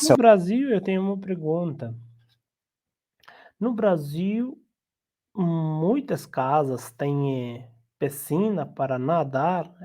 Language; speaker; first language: Portuguese; non-native, learner; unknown